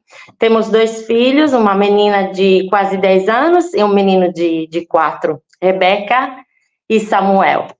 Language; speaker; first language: Portuguese; non-native, fluent; Italian